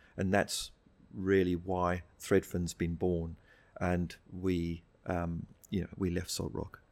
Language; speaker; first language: English; native; English